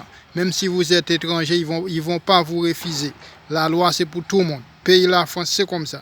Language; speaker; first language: French; non-native, local second language; Haitian Creole